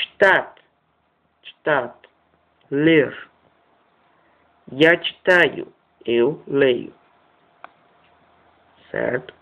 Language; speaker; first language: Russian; non-native, fluent; Portuguese